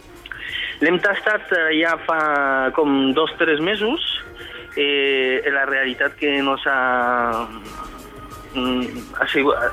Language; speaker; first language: Catalan; non-native, fluent; French